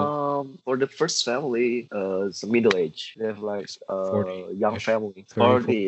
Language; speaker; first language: English; non-native, learner; Indonesian